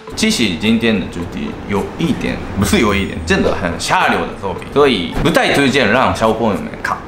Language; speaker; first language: Chinese; non-native, fluent; Japanese